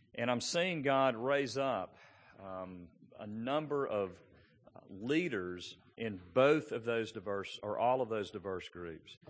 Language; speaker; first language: English; native; English